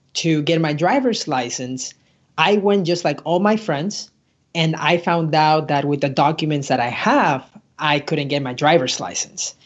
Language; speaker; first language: English; early bilingual, other home language; Spanish